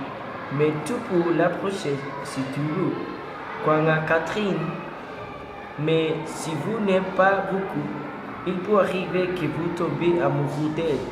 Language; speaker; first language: French; non-native, learner; Spanish